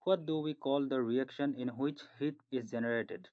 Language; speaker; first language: English; non-native, local second language; Assamese